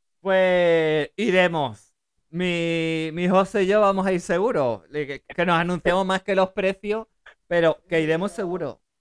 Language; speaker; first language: Spanish; early bilingual, other home language; German